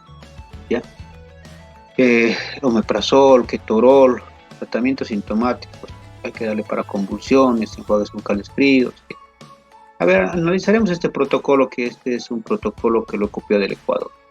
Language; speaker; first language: Spanish; native; Spanish